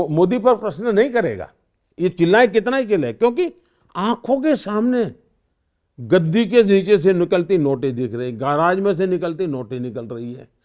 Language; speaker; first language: Hindi; non-native, local second language; Gujarati